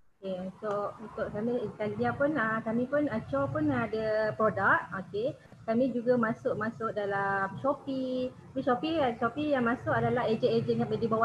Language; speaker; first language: Malay; native; Malay